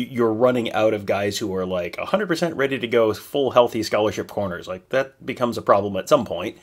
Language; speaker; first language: English; native; English